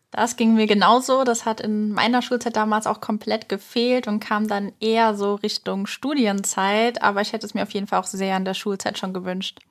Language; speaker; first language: German; native; German